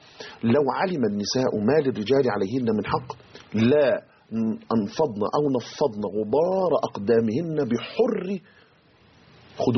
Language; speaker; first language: Arabic; native; Arabic